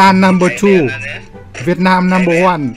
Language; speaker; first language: English; non-native, learner; Vietnamese